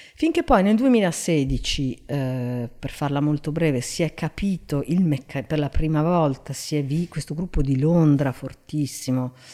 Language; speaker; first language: Italian; native; Italian